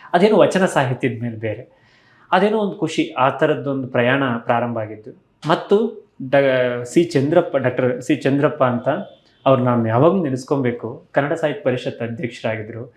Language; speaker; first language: Kannada; native; Kannada